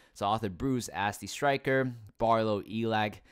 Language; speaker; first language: English; native; English